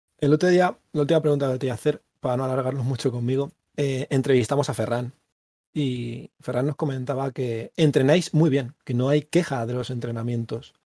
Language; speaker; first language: Spanish; native; Spanish